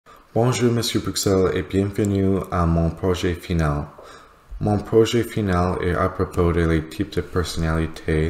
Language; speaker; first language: French; non-native, learner; English